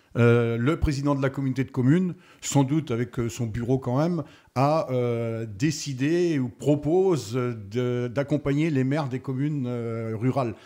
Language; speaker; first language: French; native; French